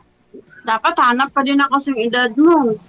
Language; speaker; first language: Filipino; non-native, local second language; Hiligaynon